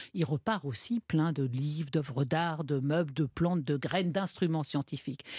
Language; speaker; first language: French; native; French